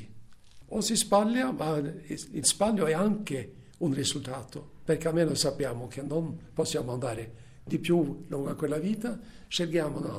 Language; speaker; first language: Italian; non-native, fluent; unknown